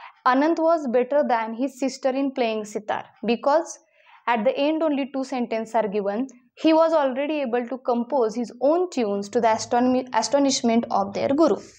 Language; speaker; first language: English; non-native, local second language; Marathi